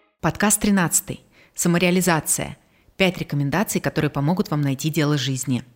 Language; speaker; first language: Russian; native; Russian